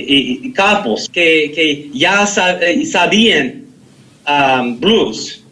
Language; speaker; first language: Spanish; non-native, learner; English